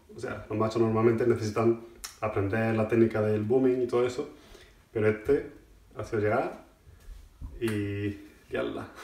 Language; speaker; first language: Spanish; native; Spanish